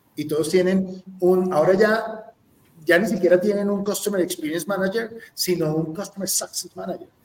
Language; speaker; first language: Spanish; native; Spanish